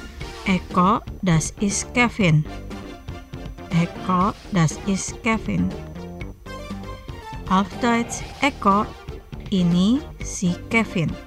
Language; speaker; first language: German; non-native, fluent; Indonesian